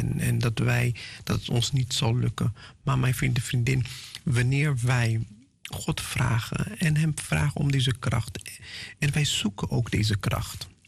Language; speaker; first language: Dutch; non-native, fluent; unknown